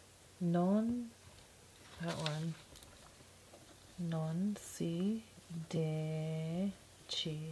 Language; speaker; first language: Italian; non-native, learner; English